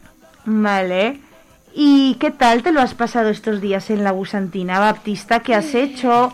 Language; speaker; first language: Spanish; native; Spanish